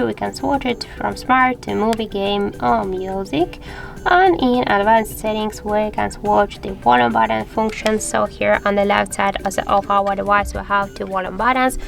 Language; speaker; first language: English; non-native, fluent; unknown